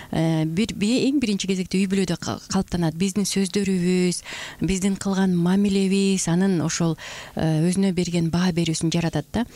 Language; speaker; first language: Kyrgyz; native; Kyrgyz